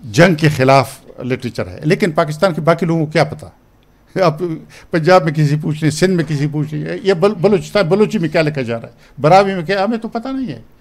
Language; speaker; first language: Urdu; non-native, local second language; Pashto